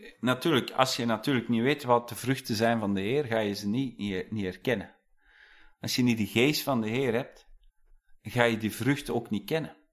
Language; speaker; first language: Dutch; non-native, fluent; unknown